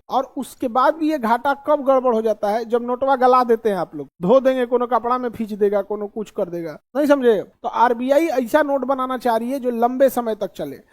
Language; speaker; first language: Hindi; native; Hindi